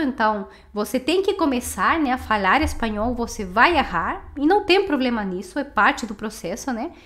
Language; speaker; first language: Portuguese; non-native, fluent; Spanish